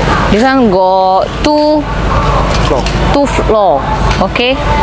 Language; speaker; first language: English; non-native, learner; Indonesian